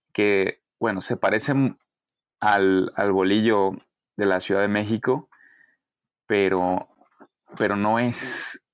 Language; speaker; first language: Spanish; native; Spanish